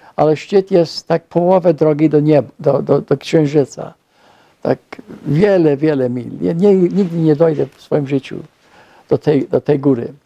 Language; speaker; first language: Polish; non-native, fluent; English